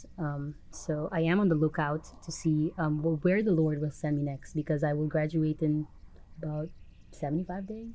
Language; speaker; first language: English; non-native, fluent; Papiamento